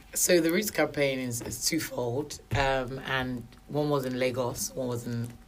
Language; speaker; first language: English; non-native, local second language; Yoruba